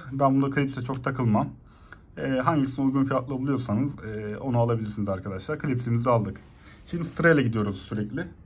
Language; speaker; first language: Turkish; native; Turkish